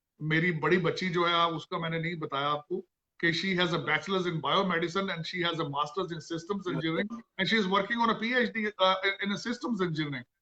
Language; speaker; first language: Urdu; non-native, local second language; Punjabi